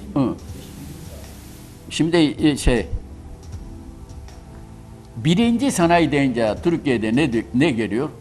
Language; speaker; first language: Turkish; non-native, learner; Japanese